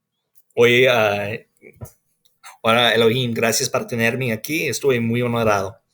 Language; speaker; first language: Spanish; non-native, fluent; English